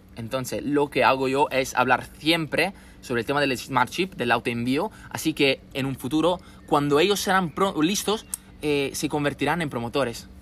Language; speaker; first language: Spanish; non-native, fluent; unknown